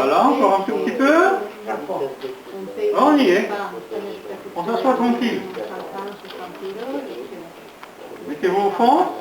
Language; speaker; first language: French; native; French